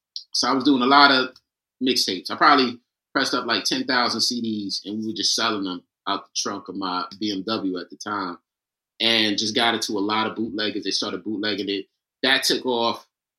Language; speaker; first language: English; native; English